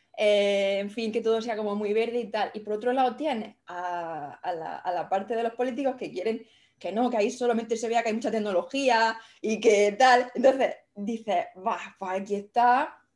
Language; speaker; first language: Spanish; native; Spanish